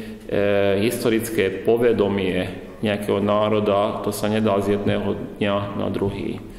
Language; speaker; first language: Slovak; non-native, local second language; Hungarian